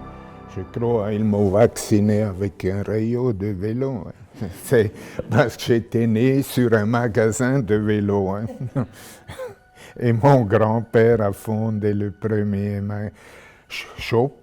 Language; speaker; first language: French; non-native, local second language; German